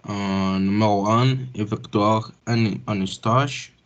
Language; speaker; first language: French; non-native, learner; Spanish